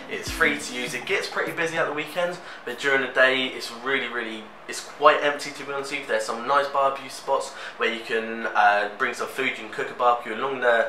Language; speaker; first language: English; native; English